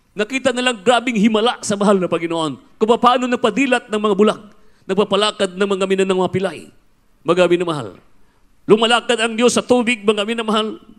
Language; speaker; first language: Filipino; non-native, local second language; Cebuano